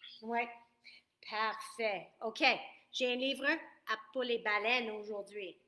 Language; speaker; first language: French; non-native, fluent; English